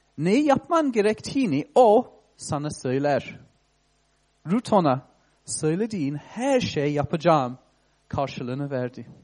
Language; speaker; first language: Turkish; non-native, fluent; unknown